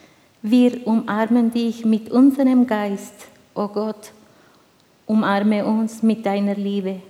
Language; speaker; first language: German; non-native, fluent; Spanish